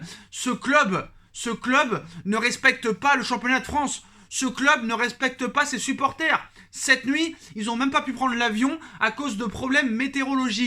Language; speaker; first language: French; native; French